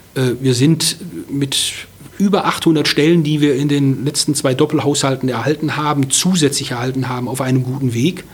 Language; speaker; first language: German; native; German